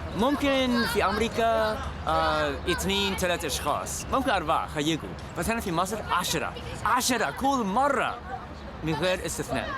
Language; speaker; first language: Arabic; non-native, fluent; English